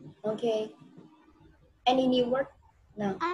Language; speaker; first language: English; non-native, fluent; Vietnamese